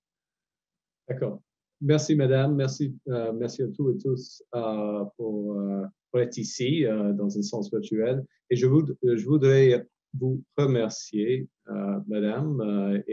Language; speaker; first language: French; non-native, fluent; English